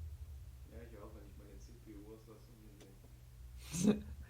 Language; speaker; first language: German; native; German